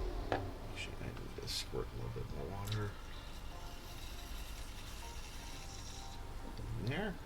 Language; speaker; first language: English; native; English